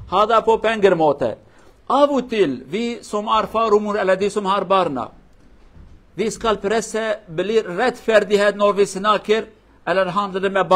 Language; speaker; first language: Swedish; non-native, learner; Kurdish